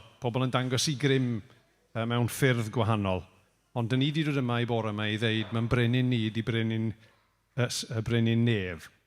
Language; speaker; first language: Welsh; native; Welsh